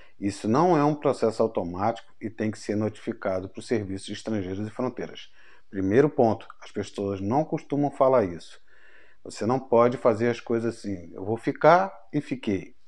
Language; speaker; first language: Portuguese; native; Portuguese